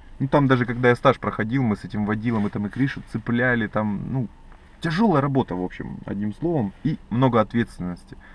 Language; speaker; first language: Russian; native; Russian